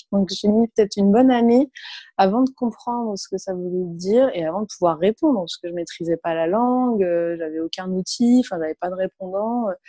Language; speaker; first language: French; early bilingual, other home language; Arabic